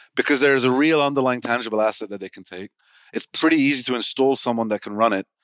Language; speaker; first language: English; native; English